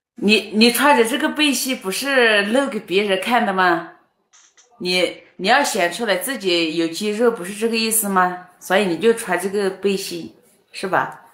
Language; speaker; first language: Chinese; native; Chinese